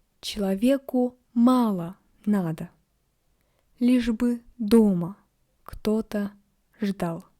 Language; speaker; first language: Russian; native; Russian